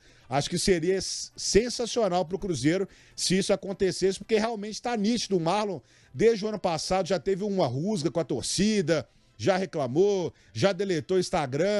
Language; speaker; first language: Portuguese; native; Portuguese